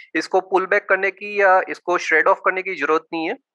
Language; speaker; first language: Hindi; non-native, local second language; Gujarati